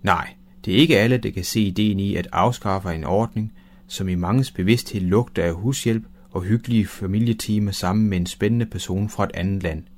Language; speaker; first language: Danish; native; Danish